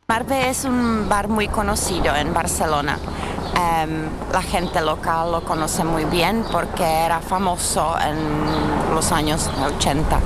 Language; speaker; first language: Spanish; non-native, learner; Czech